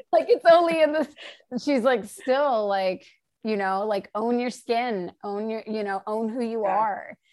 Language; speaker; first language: English; native; English